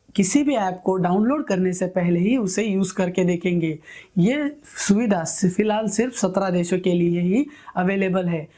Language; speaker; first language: Hindi; non-native, local second language; Marathi